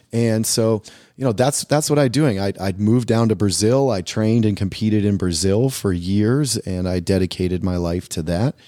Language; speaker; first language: English; native; English